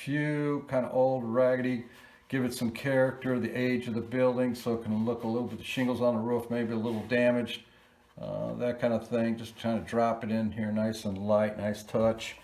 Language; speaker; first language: English; native; English